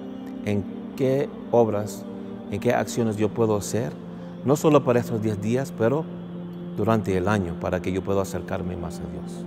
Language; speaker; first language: Spanish; non-native, fluent; English